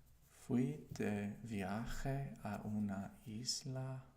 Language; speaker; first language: Spanish; non-native, learner; English